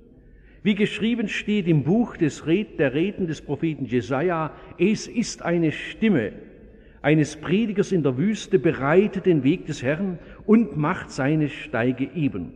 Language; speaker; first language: German; native; German